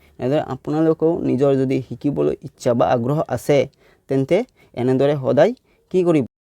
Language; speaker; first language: Assamese; native; Assamese